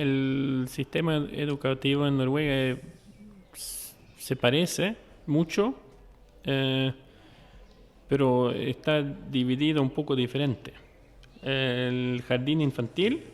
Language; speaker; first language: Spanish; non-native, fluent; Norwegian